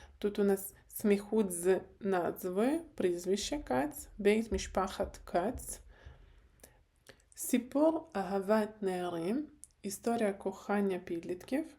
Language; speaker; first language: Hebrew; non-native, fluent; Ukrainian